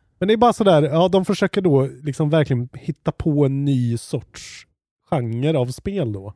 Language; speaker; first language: Swedish; native; Swedish